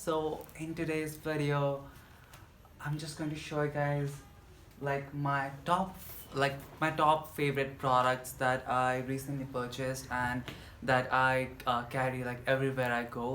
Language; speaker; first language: English; non-native, local second language; Nepali